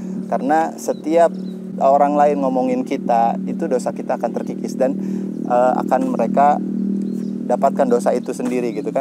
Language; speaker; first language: Indonesian; native; Indonesian